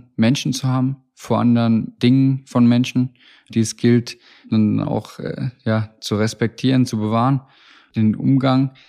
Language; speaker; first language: German; native; German